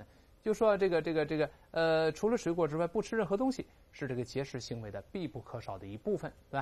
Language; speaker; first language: Chinese; native; Chinese